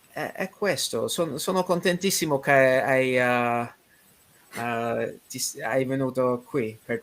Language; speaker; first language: Italian; non-native, learner; English